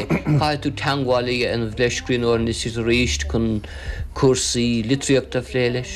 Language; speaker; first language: Irish; non-native, local second language; English